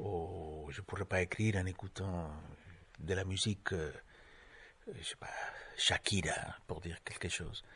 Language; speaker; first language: French; non-native, fluent; Spanish